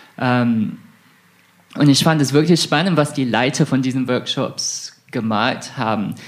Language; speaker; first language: German; non-native, fluent; English